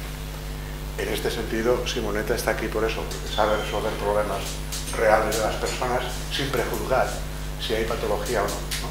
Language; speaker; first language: Spanish; native; Spanish